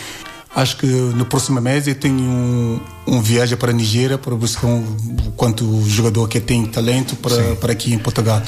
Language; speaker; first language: Portuguese; non-native, learner; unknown